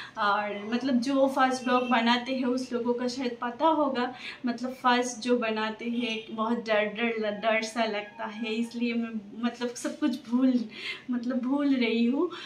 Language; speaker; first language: Hindi; non-native, local second language; Bangla